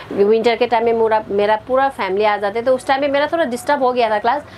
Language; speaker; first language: Hindi; non-native, local second language; Nepali